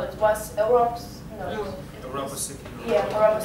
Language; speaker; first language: English; non-native, learner; Lithuanian